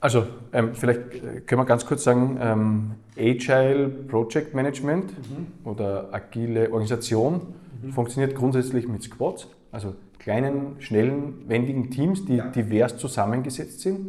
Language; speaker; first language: German; native; German